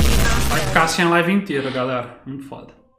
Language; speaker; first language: Portuguese; native; Portuguese